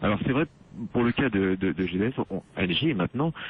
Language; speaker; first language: French; native; French